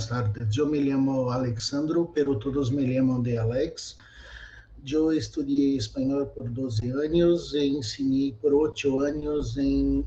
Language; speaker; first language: Spanish; non-native, fluent; Portuguese